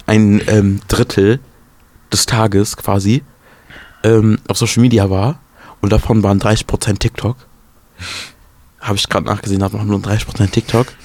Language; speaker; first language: German; native; German